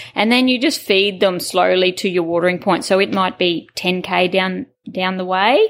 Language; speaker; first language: English; native; English